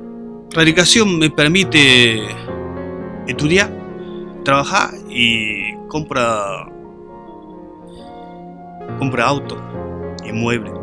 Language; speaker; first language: Spanish; non-native, learner; Chinese